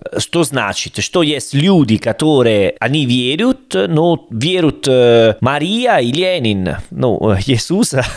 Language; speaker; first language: Russian; non-native, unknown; Italian